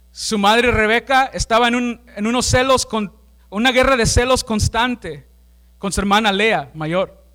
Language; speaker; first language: Spanish; early bilingual, heritage; Spanish